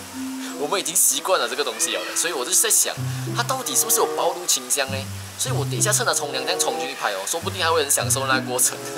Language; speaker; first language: Chinese; native; Chinese